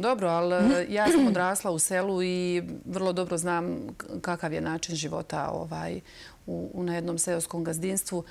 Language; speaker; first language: Serbian; native; Serbian